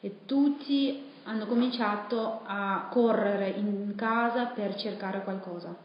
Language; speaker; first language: Italian; non-native, fluent; Russian